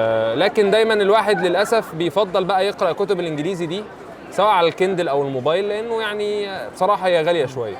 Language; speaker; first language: Arabic; native; Arabic